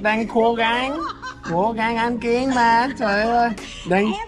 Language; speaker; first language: Vietnamese; non-native, fluent; English